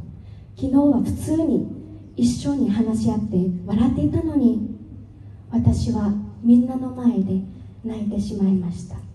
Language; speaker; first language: Japanese; non-native, fluent; Vietnamese